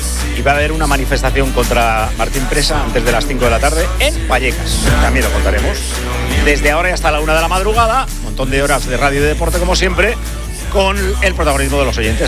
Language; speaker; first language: Spanish; native; Spanish